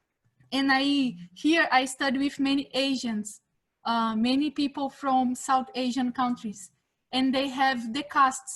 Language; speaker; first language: English; non-native, fluent; Portuguese